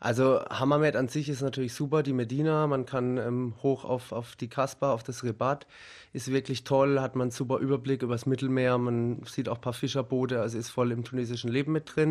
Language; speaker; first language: German; native; German